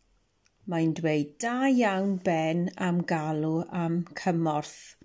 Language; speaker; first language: Welsh; non-native, local second language; English